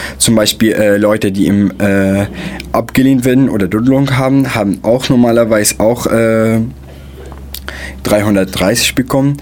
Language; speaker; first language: German; non-native, fluent; Arabic